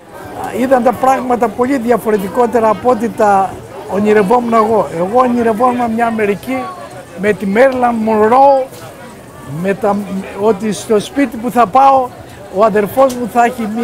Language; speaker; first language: Greek; native; Greek